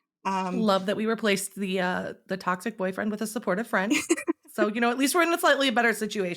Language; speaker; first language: English; native; English